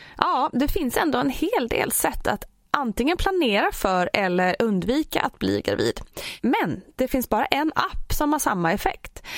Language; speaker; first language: Swedish; native; Swedish